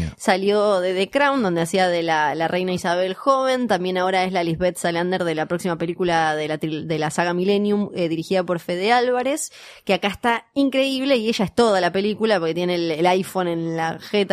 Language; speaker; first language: Spanish; native; Spanish